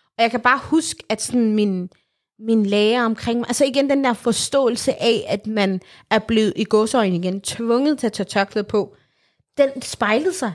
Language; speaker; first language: Danish; early bilingual, other home language; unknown